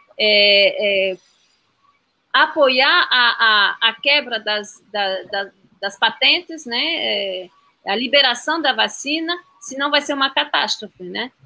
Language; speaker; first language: Portuguese; non-native, fluent; French